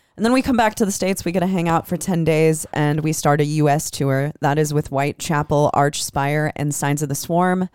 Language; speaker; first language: English; native; English